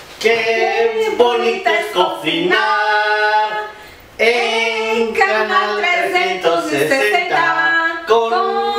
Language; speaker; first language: Spanish; non-native, fluent; Portuguese